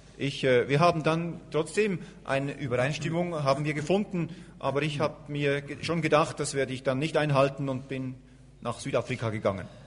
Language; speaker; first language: German; native; German